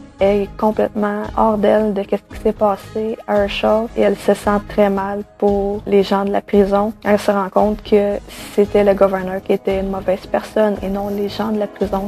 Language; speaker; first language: French; native; French